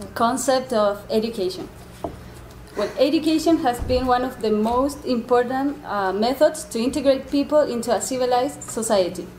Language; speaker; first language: English; non-native, fluent; Spanish